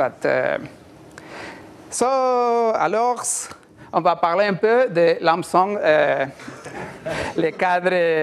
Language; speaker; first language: French; non-native, learner; Spanish